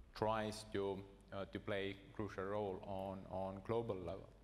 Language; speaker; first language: English; non-native, fluent; Estonian